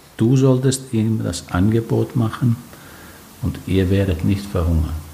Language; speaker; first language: German; non-native, fluent; Finnish